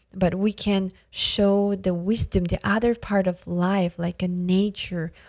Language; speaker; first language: English; non-native, fluent; Yakut